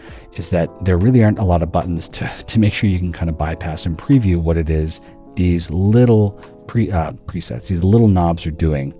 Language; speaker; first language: English; native; English